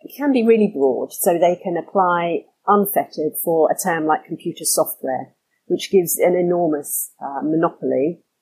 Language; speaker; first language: English; native; English